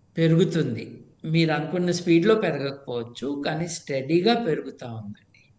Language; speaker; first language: Telugu; native; Telugu